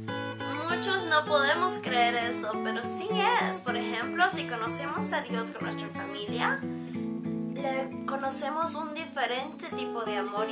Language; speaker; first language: Spanish; early bilingual, heritage; Spanish